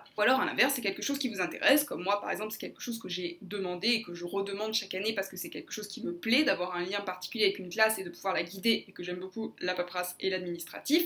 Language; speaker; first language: French; native; French